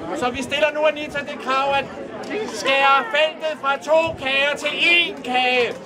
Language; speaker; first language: Danish; native; Danish